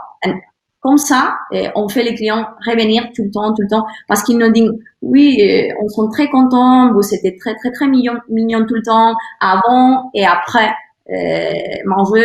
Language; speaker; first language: French; non-native, learner; Spanish